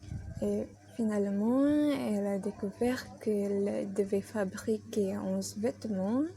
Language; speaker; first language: French; non-native, learner; Indonesian